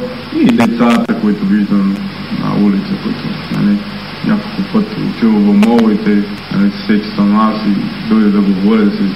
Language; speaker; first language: Bulgarian; non-native, learner; Portuguese